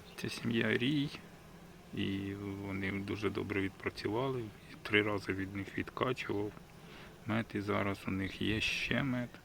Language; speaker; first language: Ukrainian; native; Ukrainian